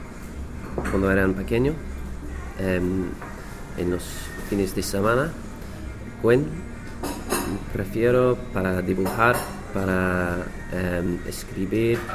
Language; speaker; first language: Spanish; non-native, learner; English